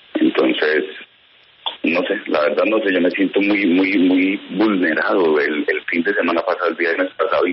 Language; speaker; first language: Spanish; native; Spanish